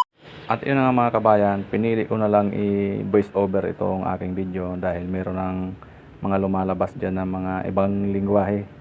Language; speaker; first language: Filipino; non-native, local second language; Masbatenyo